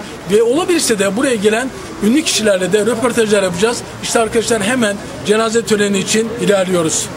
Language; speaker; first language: Turkish; native; Turkish